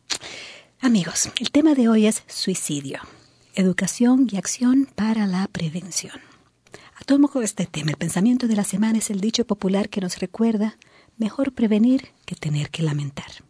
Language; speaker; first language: Spanish; native; Spanish